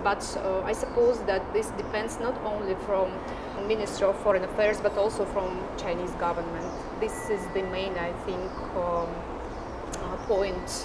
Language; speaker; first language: English; non-native, fluent; Russian